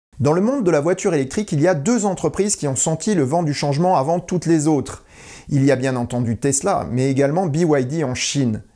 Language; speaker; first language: French; native; French